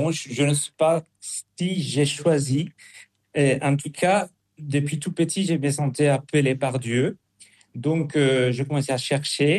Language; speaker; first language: French; non-native, fluent; Spanish